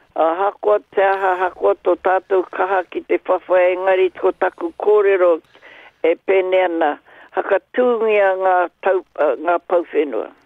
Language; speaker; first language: Māori; native; Māori